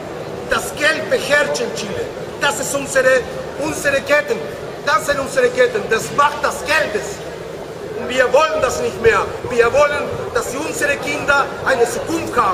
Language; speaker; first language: German; non-native, learner; Spanish